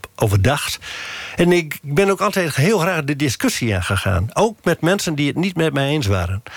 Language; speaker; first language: Dutch; native; Dutch